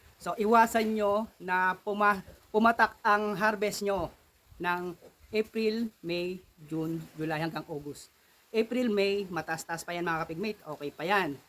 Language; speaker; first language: Filipino; non-native, local second language; Cebuano